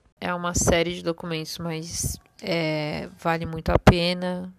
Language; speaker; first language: Portuguese; native; Portuguese